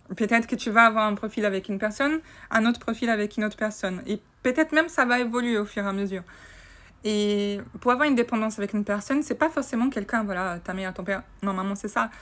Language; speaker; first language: French; non-native, fluent; Portuguese